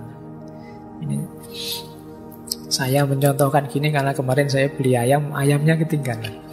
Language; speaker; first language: Indonesian; native; Indonesian